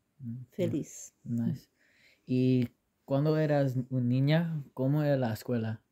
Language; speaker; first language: Spanish; early bilingual, heritage; English